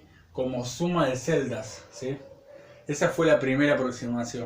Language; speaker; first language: Spanish; native; Spanish